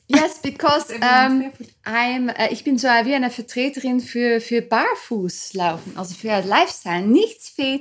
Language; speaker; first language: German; early bilingual, other home language; Dutch